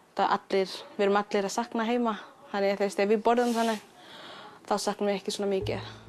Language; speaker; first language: Icelandic; early bilingual, other home language; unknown